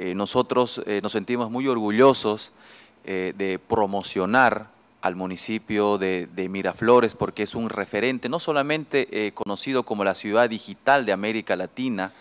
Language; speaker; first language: Spanish; native; Spanish